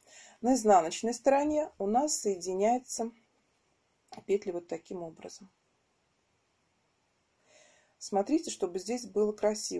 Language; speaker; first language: Russian; native; Russian